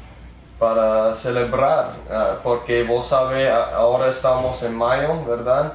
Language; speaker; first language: Spanish; early bilingual, heritage; English